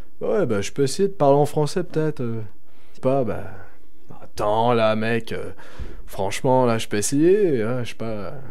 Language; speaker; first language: French; native; French